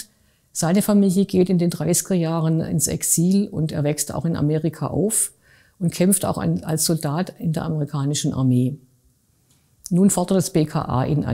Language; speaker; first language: German; native; German